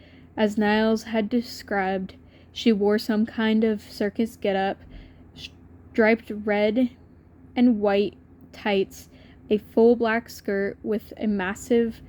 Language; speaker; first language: English; native; English